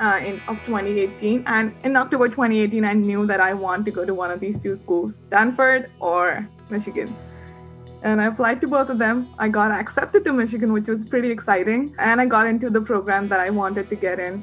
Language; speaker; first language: English; non-native, local second language; Hindi